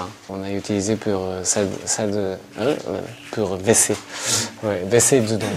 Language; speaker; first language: French; non-native, learner; Japanese